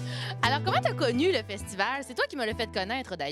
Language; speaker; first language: French; native; French